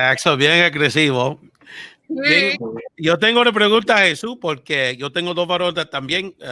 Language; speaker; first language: Spanish; early bilingual, heritage; Spanish